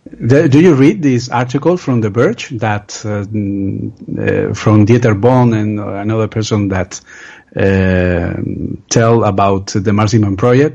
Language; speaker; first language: English; non-native, learner; Spanish